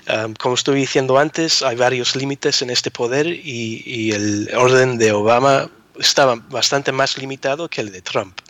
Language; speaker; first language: Spanish; early bilingual, heritage; Spanish